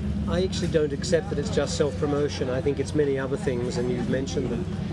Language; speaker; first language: English; native; English